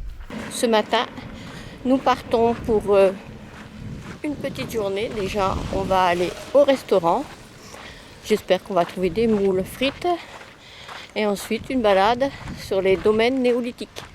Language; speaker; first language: French; native; French